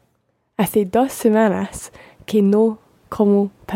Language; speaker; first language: Spanish; non-native, learner; English